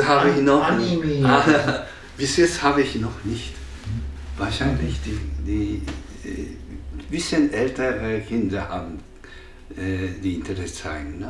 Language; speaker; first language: German; non-native, fluent; Japanese